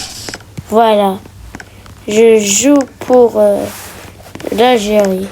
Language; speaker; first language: French; native; French